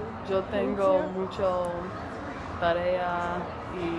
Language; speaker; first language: Spanish; non-native, learner; English